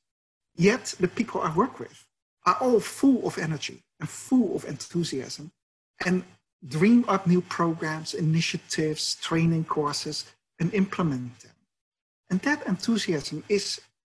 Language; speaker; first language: English; non-native, fluent; Dutch